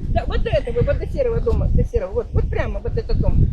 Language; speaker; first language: Russian; native; Russian